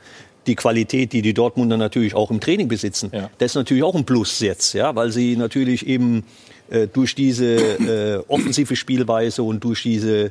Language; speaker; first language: German; native; German